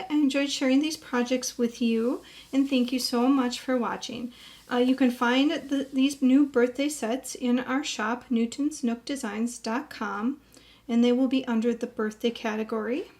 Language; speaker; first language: English; native; English